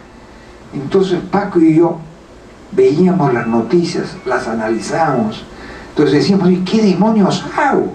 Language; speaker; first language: Spanish; native; Spanish